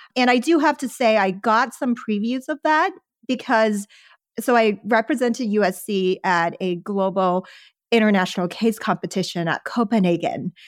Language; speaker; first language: English; early bilingual, other home language; Chinese